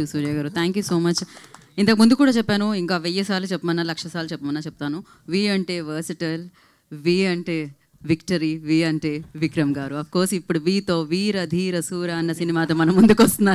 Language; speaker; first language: Telugu; native; Telugu